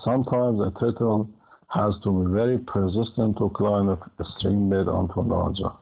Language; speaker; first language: English; non-native, fluent; Persian